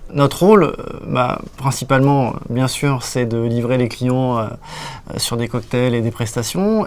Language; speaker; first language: French; native; French